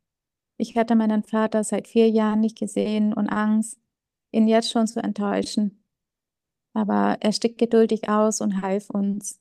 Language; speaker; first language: German; early bilingual, other home language; Vietnamese